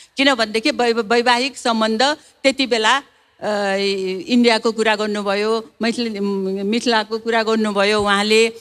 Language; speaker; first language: Nepali; non-native, local second language; Newari